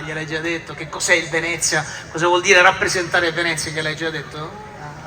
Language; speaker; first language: Italian; native; Italian